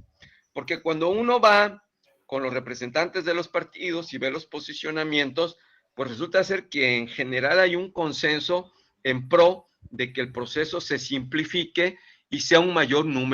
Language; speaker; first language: Spanish; native; Spanish